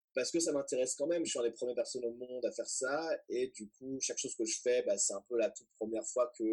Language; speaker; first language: French; native; French